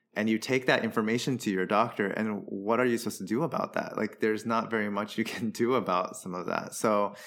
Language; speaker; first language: English; early bilingual, other home language; Chinese